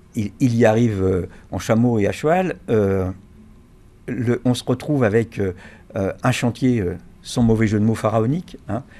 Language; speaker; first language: French; native; French